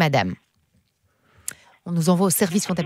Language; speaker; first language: French; native; French